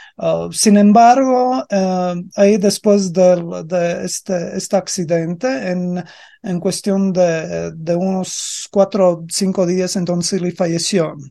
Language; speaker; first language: Spanish; non-native, fluent; Latvian